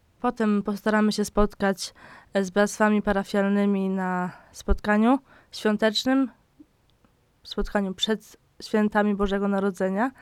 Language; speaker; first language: Polish; native; Polish